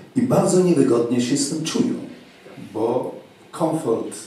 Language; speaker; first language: Polish; native; Polish